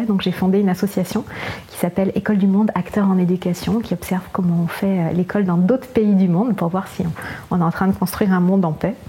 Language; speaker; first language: French; native; French